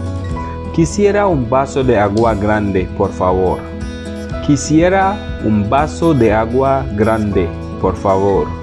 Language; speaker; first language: Spanish; non-native, fluent; Wolof